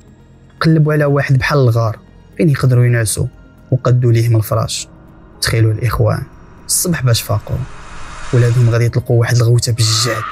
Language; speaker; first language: Arabic; native; Arabic